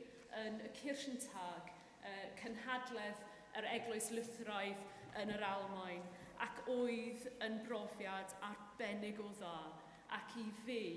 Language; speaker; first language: Welsh; non-native, fluent; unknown